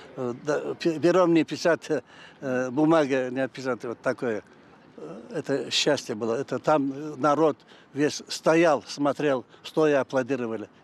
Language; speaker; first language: Russian; non-native, local second language; Karachay-Balkar